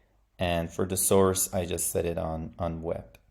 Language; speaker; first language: English; non-native, fluent; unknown